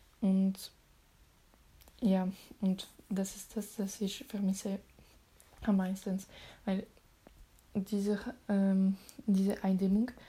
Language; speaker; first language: German; non-native, learner; French